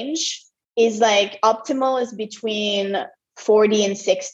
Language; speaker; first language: English; non-native, fluent; French